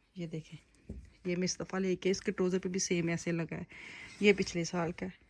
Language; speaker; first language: Urdu; non-native, local second language; Punjabi